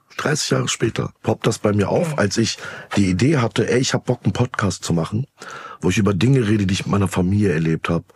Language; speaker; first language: German; early bilingual, other home language; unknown